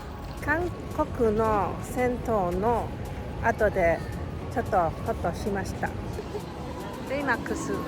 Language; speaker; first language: Japanese; non-native, learner; English